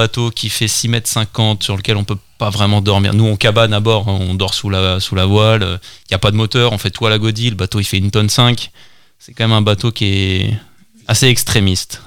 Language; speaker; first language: French; native; French